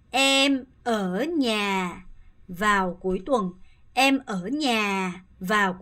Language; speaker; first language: Vietnamese; non-native, fluent; Korean